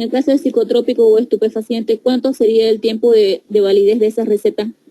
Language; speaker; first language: Spanish; native; Spanish